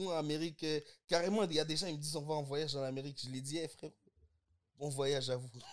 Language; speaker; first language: French; early bilingual, other home language; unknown